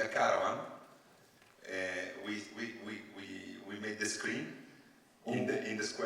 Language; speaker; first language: English; non-native, learner; Italian